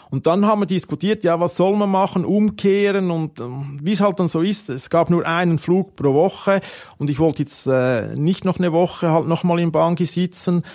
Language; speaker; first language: German; native; German